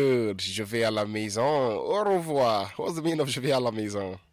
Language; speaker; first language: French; non-native, fluent; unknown